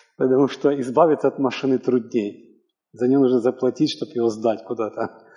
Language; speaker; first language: Russian; native; Russian